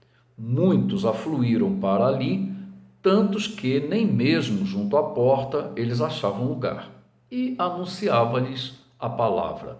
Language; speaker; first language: Portuguese; native; Portuguese